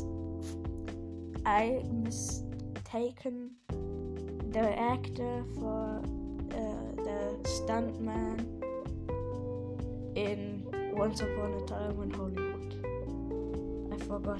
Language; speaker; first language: English; non-native, fluent; German